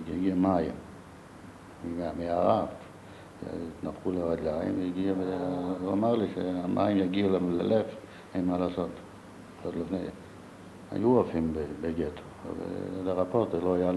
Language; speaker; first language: Hebrew; non-native, fluent; Yiddish